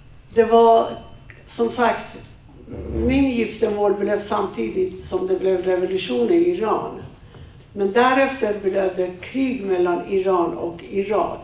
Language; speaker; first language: Swedish; non-native, fluent; Persian